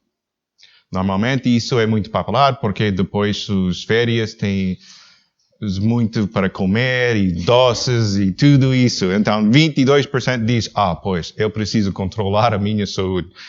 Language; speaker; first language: Portuguese; non-native, learner; English